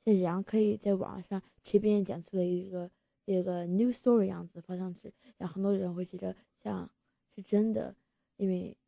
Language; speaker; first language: Chinese; early bilingual, heritage; Chinese